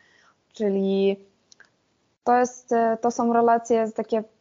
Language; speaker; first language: Polish; non-native, fluent; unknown